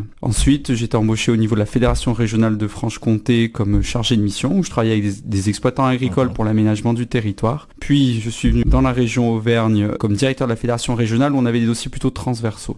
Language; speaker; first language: French; native; French